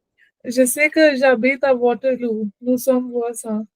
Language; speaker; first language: French; non-native, learner; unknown